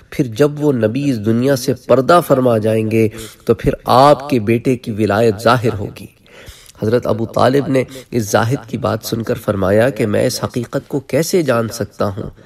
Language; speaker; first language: Urdu; native; Urdu